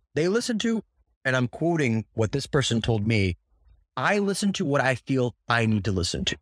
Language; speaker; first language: English; early bilingual, other home language; Russian